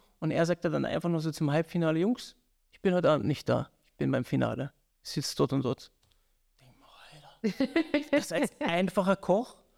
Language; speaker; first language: German; native; German